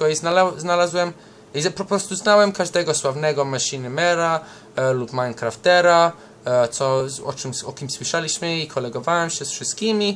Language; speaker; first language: Polish; early bilingual, heritage; English